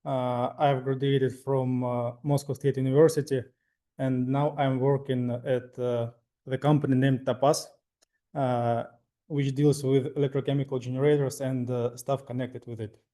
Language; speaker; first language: English; non-native, fluent; Russian